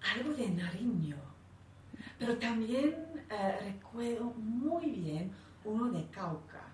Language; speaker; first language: Spanish; non-native, fluent; English